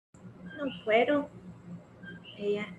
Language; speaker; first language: Spanish; non-native, fluent; English